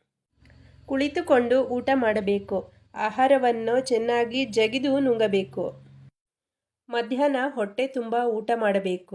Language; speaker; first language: Kannada; native; Kannada